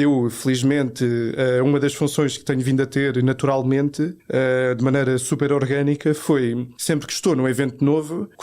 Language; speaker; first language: Portuguese; native; Portuguese